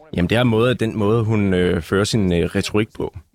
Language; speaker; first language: Danish; native; Danish